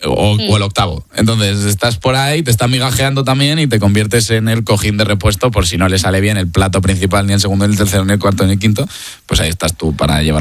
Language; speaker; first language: Spanish; native; Spanish